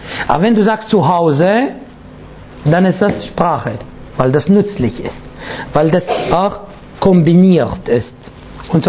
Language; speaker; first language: German; non-native, fluent; Arabic